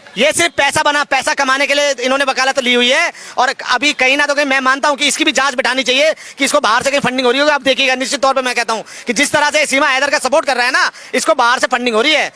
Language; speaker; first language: Hindi; native; Hindi